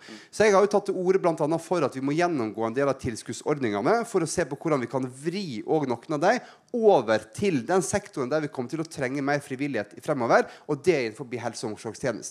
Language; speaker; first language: Norwegian; native; Norwegian